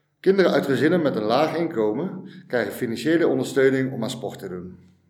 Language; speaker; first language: Dutch; native; Dutch